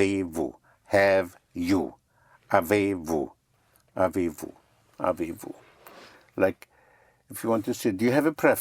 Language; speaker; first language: French; non-native, fluent; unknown